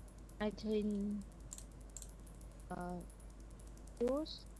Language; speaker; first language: English; non-native, learner; Vietnamese